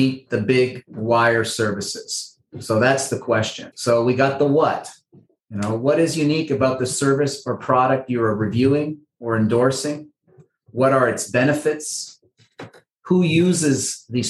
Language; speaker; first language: English; native; English